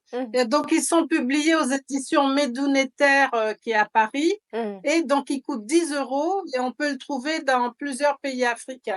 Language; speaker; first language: French; native; French